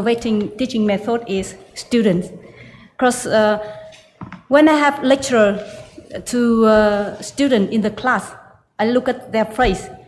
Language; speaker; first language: English; non-native, learner; Vietnamese